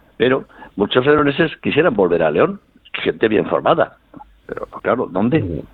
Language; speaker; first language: Spanish; native; Spanish